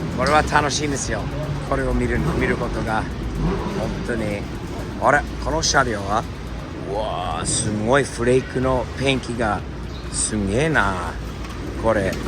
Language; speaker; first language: Japanese; non-native, fluent; English